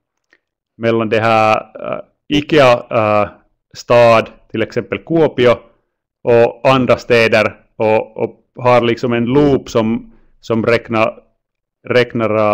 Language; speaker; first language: Swedish; non-native, local second language; Finnish